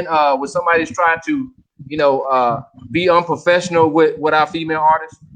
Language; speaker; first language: English; native; English